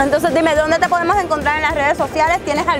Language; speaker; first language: Spanish; early bilingual, heritage; English